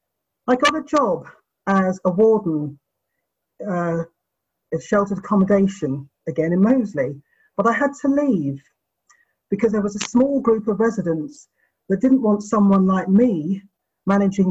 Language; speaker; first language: English; native; English